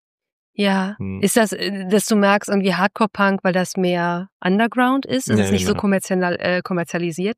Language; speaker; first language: German; native; German